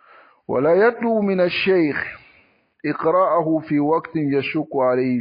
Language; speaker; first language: Arabic; non-native, fluent; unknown